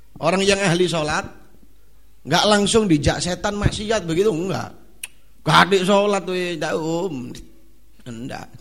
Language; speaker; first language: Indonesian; non-native, local second language; Javanese